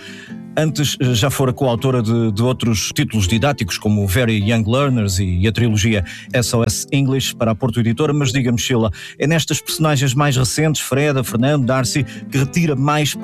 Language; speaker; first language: Portuguese; native; Portuguese